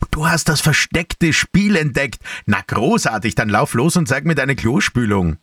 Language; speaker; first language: German; native; German